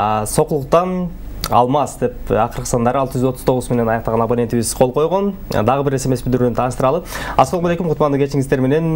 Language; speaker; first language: Kyrgyz; native; Kyrgyz